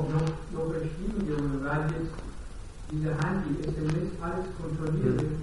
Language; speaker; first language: German; non-native, learner; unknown